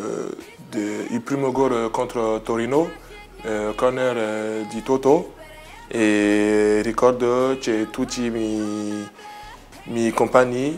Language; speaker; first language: Italian; non-native, learner; French